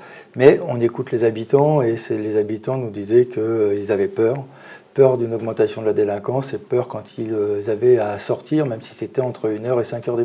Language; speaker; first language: French; native; French